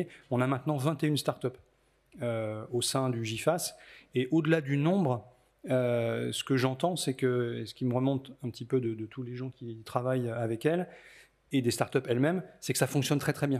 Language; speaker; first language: French; native; French